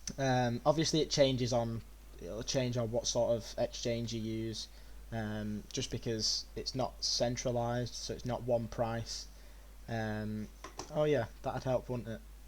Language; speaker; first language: English; native; English